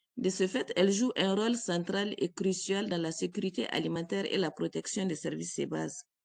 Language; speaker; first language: French; native; French